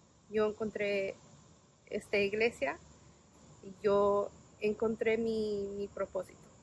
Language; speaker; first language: Spanish; non-native, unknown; English